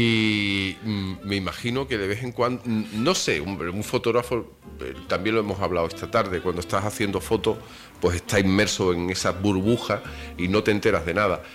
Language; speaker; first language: Spanish; native; Spanish